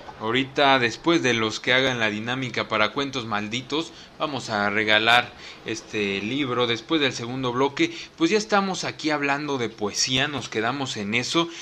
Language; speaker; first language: Spanish; native; Spanish